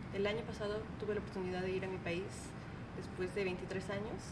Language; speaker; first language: Spanish; native; Spanish